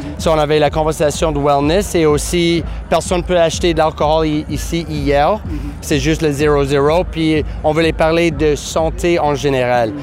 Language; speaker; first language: French; non-native, fluent; English